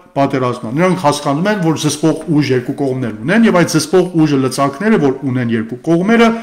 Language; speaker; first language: Armenian; early bilingual, heritage; Armenian